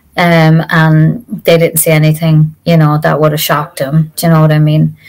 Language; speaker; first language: English; native; English